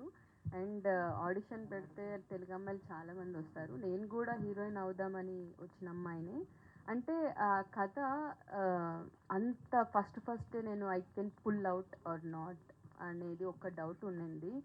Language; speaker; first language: Telugu; native; Telugu